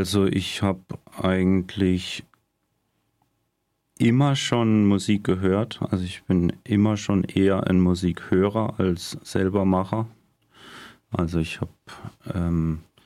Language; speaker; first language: German; native; German